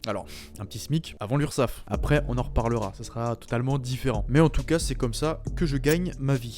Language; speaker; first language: French; native; French